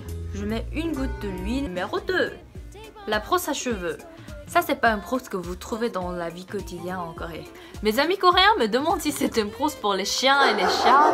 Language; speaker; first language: French; non-native, fluent; Korean